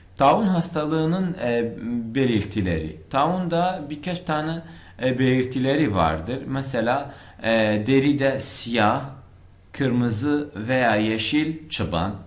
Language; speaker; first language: Turkish; non-native, fluent; Arabic